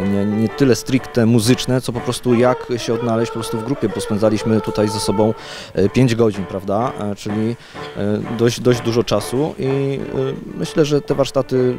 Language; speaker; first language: Polish; native; Polish